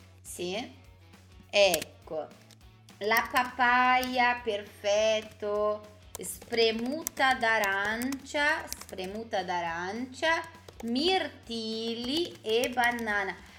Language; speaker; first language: Italian; non-native, fluent; Portuguese